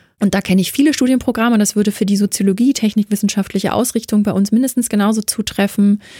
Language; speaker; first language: German; native; German